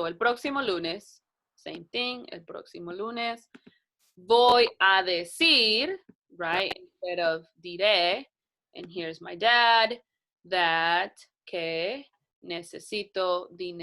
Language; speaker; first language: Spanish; non-native, fluent; English